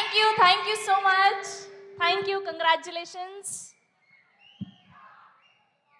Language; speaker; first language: Telugu; native; Telugu